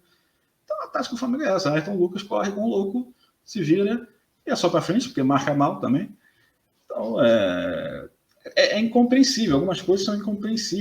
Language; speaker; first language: Portuguese; native; Portuguese